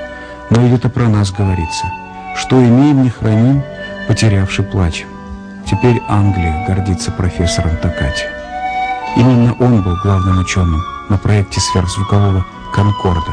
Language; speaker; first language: Russian; native; Russian